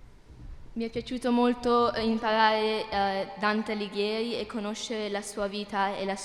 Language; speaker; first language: Italian; non-native, learner; English